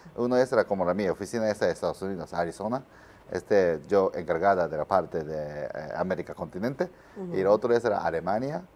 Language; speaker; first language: Spanish; non-native, learner; Japanese